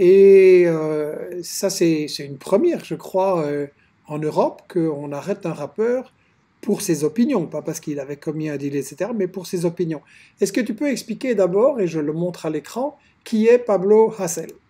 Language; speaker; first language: French; native; French